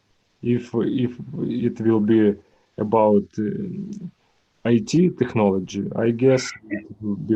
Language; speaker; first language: English; non-native, learner; Ukrainian